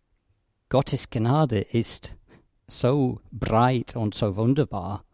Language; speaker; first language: German; non-native, fluent; English